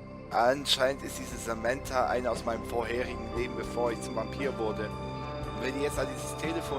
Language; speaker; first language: German; native; German